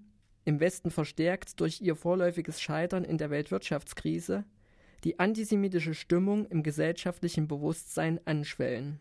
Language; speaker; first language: German; native; German